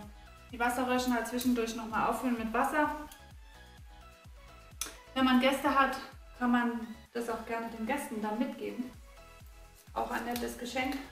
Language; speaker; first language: German; native; German